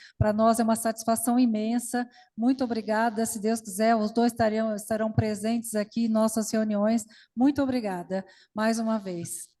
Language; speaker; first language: Portuguese; native; Portuguese